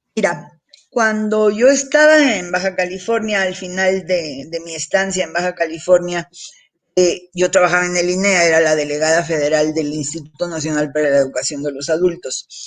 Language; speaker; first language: Spanish; early bilingual, heritage; Spanish